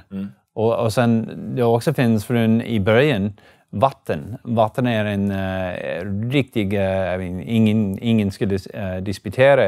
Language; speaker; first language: Swedish; non-native, learner; English